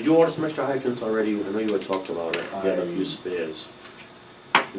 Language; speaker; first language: English; native; English